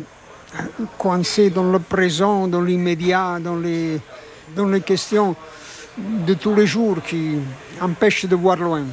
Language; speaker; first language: French; non-native, fluent; Italian